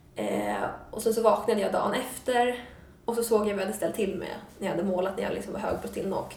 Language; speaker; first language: Swedish; native; Swedish